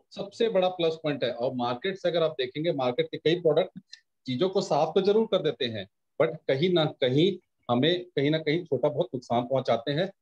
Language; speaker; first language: Hindi; native; Hindi